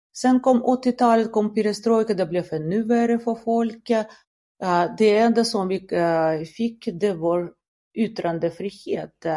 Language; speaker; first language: Swedish; non-native, fluent; Russian